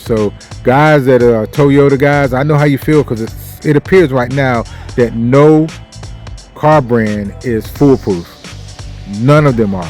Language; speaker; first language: English; native; English